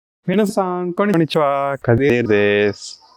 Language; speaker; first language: Japanese; non-native, fluent; Tamil